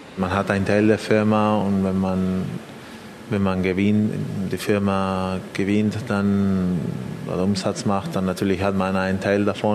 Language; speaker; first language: German; non-native, fluent; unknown